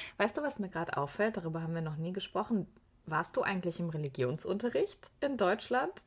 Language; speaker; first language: German; early bilingual, other home language; Persian